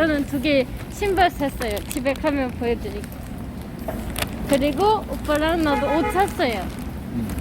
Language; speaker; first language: Korean; non-native, learner; Turkish